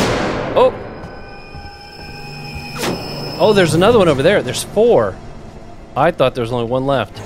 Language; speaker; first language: English; native; English